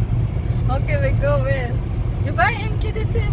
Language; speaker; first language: English; non-native, local second language; Filipino